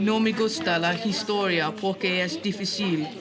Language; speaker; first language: Spanish; non-native, learner; English